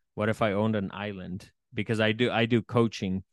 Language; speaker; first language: English; early bilingual, other home language; Spanish